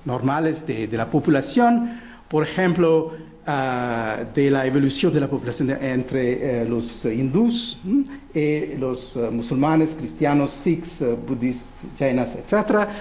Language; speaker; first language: Spanish; non-native, fluent; Portuguese